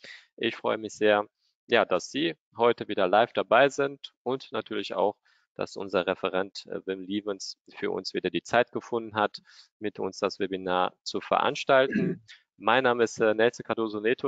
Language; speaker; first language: German; native; German